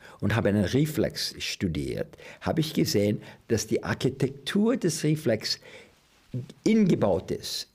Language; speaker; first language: German; non-native, learner; English